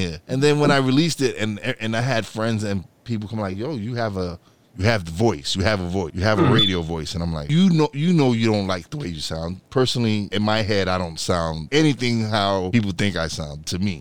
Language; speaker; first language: English; early bilingual, other home language; Spanish